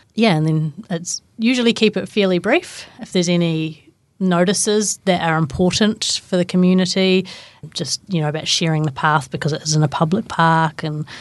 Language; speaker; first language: English; native; English